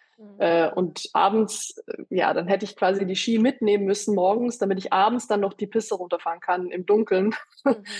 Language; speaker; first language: German; early bilingual, other home language; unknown